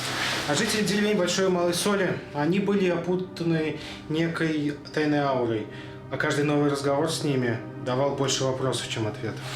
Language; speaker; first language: Russian; native; Russian